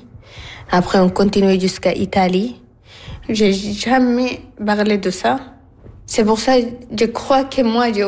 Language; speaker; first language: French; non-native, learner; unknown